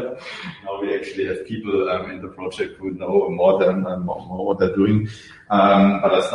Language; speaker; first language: English; non-native, fluent; German